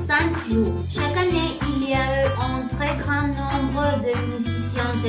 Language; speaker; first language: French; non-native, learner; Spanish